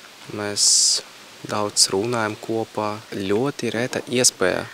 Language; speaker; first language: Latvian; non-native, learner; Lithuanian